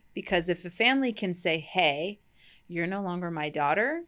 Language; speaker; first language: English; native; English